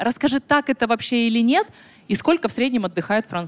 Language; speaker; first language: Russian; native; Russian